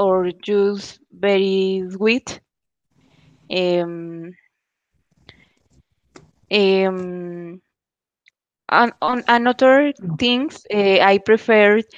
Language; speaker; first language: English; non-native, learner; Spanish